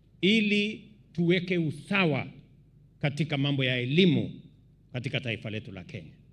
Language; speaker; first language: Swahili; non-native, local second language; Kalenjin